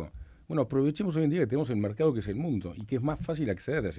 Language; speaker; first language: Spanish; native; Spanish